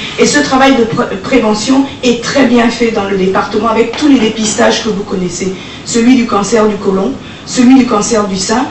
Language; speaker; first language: French; early bilingual, other home language; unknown